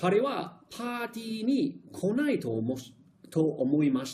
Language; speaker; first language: Japanese; non-native, fluent; English